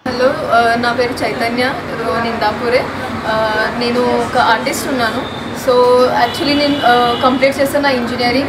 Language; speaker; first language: Telugu; early bilingual, heritage; Telugu